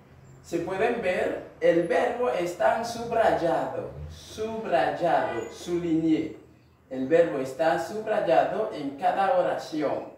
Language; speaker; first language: Spanish; non-native, fluent; Haitian Creole